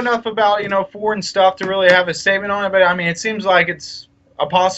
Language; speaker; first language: English; native; English